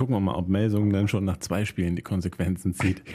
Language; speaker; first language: German; native; German